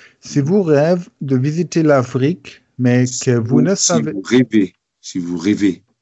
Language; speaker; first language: French; non-native, learner; German